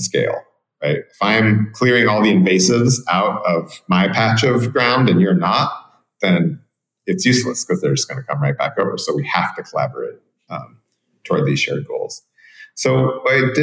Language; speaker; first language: English; native; English